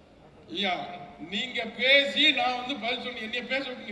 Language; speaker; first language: Tamil; native; Tamil